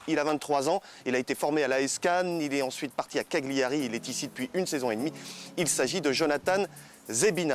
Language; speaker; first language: French; native; French